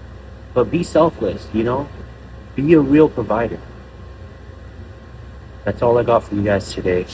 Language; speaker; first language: English; native; English